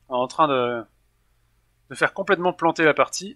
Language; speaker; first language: French; native; French